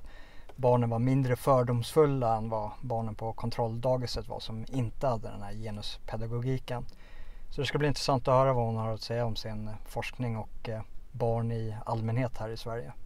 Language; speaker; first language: Swedish; native; Swedish